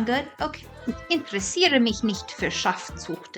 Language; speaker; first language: German; non-native, fluent; English